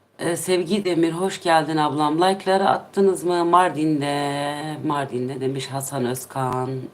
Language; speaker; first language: Turkish; non-native, local second language; Kurdish